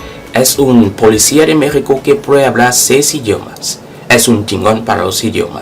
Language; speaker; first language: Spanish; non-native, local second language; French